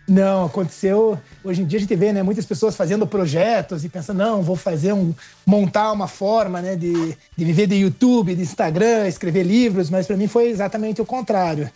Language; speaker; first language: Portuguese; native; Portuguese